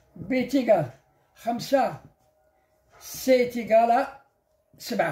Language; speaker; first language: French; non-native, local second language; Arabic